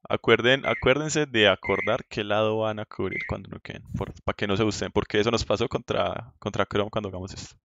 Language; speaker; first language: Spanish; native; Spanish